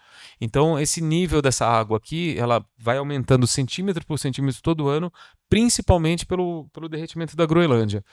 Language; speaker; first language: Portuguese; native; Portuguese